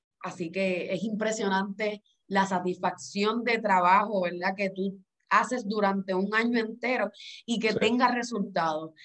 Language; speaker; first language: Spanish; native; Spanish